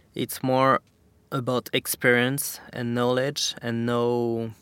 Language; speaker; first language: English; non-native, fluent; French